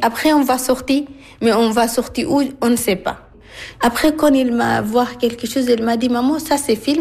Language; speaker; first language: French; non-native, learner; Arabic